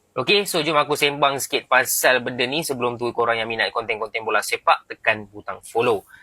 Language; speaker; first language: Malay; native; Malay